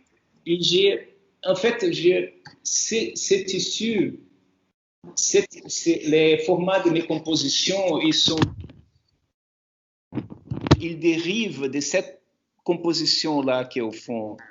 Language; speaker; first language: French; non-native, fluent; Portuguese